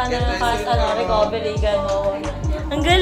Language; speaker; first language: Filipino; native; Filipino